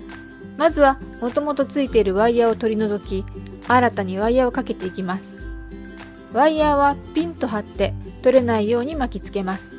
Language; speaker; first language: Japanese; native; Japanese